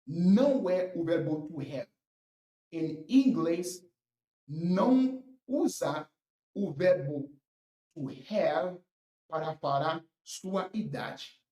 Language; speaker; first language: Portuguese; non-native, fluent; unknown